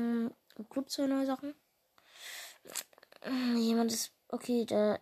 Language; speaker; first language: German; native; German